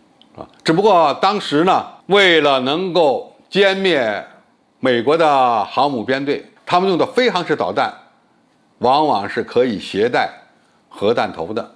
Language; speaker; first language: Chinese; native; Chinese